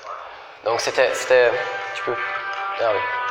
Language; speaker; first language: French; non-native, fluent; Portuguese